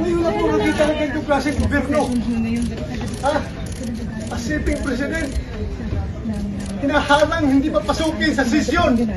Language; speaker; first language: Filipino; native; Filipino